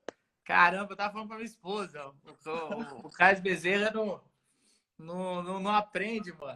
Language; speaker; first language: Portuguese; native; Portuguese